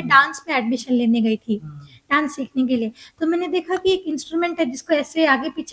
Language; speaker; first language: Hindi; native; Hindi